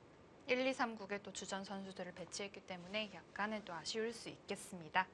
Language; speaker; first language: Korean; native; Korean